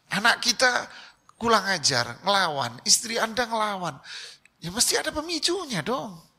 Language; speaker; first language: Indonesian; native; Indonesian